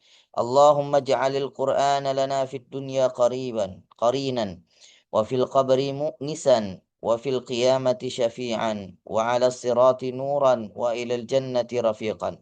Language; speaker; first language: Arabic; non-native, fluent; Indonesian